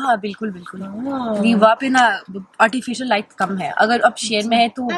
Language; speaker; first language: Hindi; non-native, fluent; Norwegian